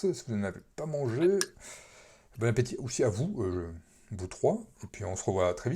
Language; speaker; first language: French; native; French